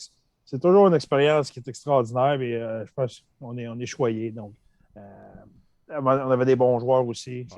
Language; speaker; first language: French; native; French